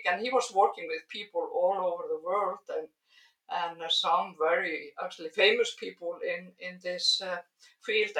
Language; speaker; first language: English; non-native, fluent; Icelandic